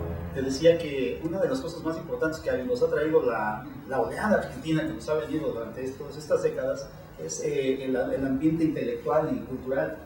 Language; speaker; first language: Spanish; native; Spanish